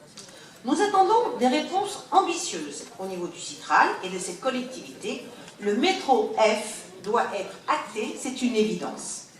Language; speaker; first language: French; native; French